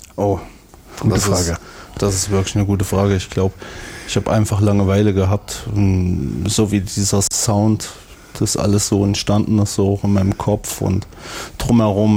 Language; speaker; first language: German; native; German